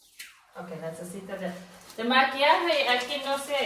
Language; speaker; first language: Spanish; non-native, learner; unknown